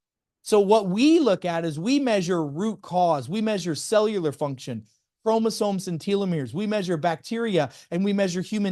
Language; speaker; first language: English; native; English